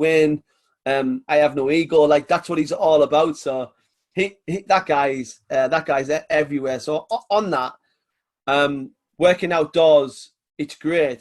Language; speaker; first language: English; native; English